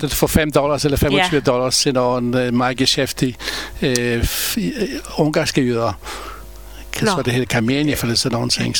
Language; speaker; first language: Danish; non-native, fluent; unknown